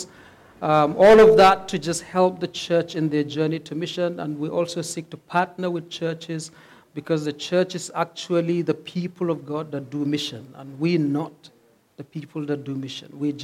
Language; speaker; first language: English; non-native, local second language; Hausa